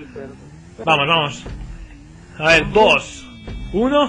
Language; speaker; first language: Spanish; native; Spanish